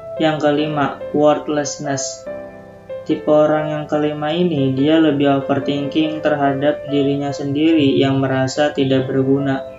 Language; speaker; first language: Indonesian; native; Indonesian